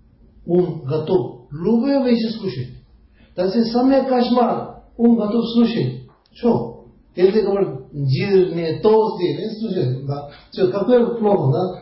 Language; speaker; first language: Russian; non-native, learner; Tibetan